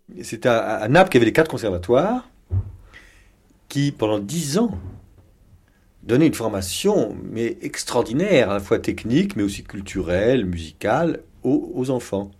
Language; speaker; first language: French; non-native, fluent; Italian